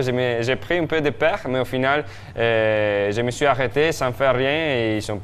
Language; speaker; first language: French; non-native, fluent; Italian